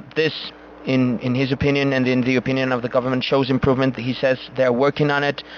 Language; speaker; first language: English; non-native, fluent; Spanish